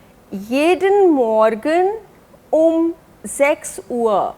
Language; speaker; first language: German; non-native, fluent; Hindi